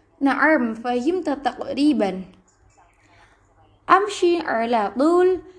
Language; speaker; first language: Arabic; non-native, learner; Indonesian